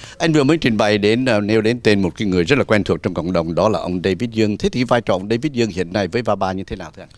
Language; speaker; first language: Vietnamese; native; Vietnamese